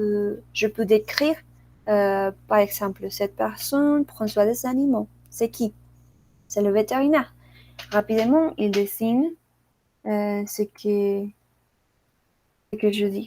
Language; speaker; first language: French; non-native, learner; Spanish